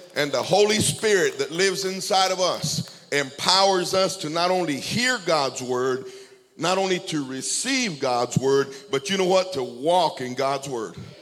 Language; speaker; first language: English; early bilingual, other home language; Spanish